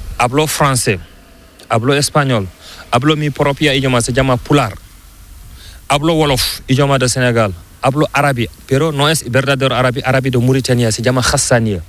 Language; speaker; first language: Spanish; non-native, learner; Fula